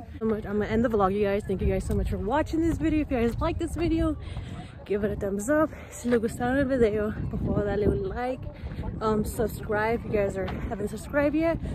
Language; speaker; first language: English; early bilingual, other home language; Spanish